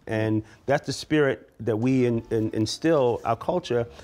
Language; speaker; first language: English; native; English